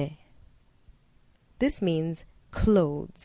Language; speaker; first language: English; non-native, local second language; Shona